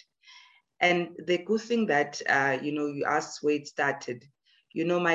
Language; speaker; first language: English; non-native, local second language; Zulu